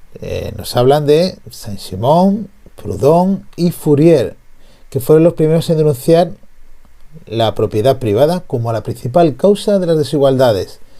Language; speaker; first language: Spanish; native; Spanish